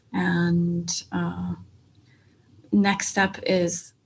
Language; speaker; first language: English; native; English